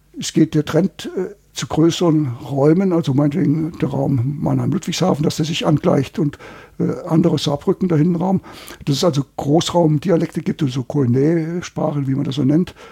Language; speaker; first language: German; native; German